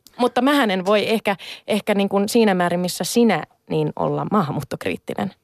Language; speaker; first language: Finnish; native; Finnish